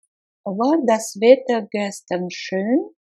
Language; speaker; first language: German; non-native, fluent; Russian